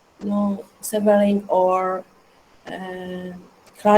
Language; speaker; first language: English; non-native, learner; Arabic